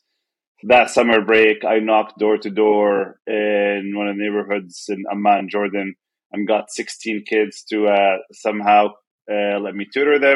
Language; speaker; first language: English; non-native, fluent; Arabic